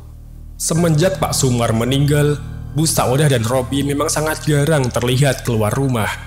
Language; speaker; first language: Indonesian; native; Indonesian